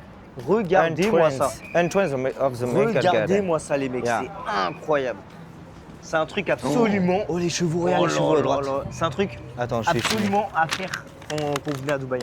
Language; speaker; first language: French; native; French